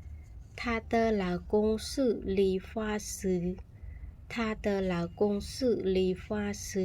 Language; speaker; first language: Chinese; non-native, fluent; Khmer